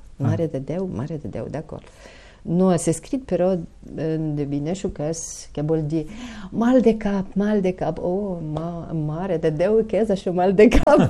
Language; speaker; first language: Catalan; non-native, fluent; Ukrainian